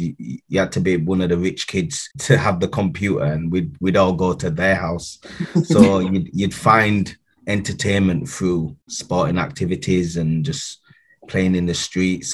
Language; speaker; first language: English; native; English